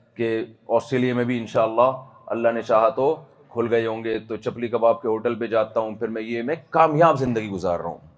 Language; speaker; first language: Urdu; native; Urdu